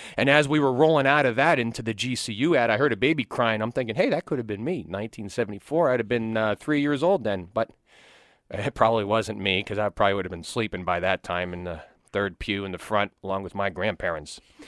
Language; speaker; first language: English; native; English